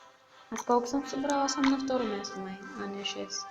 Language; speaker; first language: Bulgarian; native; Bulgarian